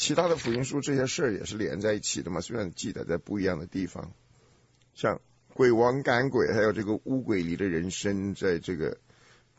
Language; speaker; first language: Chinese; native; Chinese